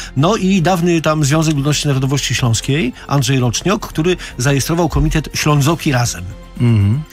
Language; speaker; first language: Polish; native; Polish